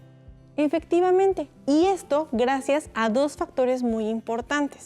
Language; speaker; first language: Spanish; native; Spanish